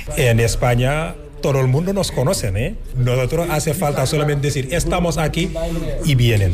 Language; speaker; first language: Spanish; non-native, fluent; Wolof